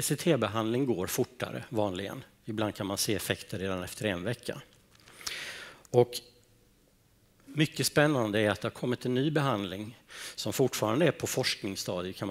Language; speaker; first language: Swedish; native; Swedish